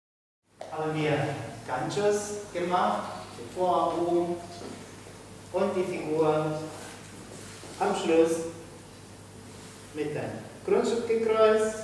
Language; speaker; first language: German; non-native, fluent; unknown